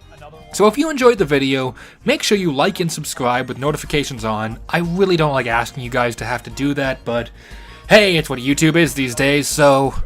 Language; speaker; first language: English; native; English